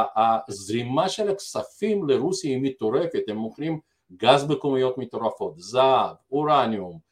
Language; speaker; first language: Hebrew; non-native, fluent; Russian